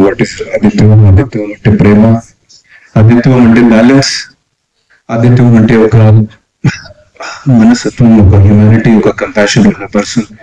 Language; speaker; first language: Telugu; non-native, fluent; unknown